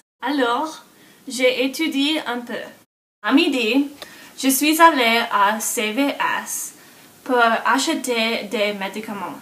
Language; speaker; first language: French; non-native, learner; English